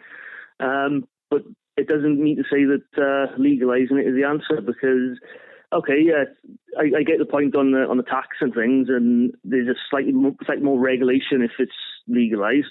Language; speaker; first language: English; native; English